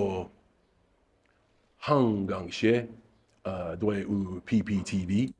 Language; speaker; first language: Chinese; non-native, learner; English